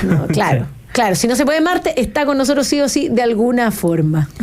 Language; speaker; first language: Spanish; native; Spanish